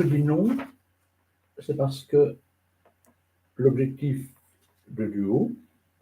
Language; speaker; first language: French; native; French